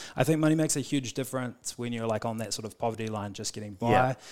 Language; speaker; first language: English; native; English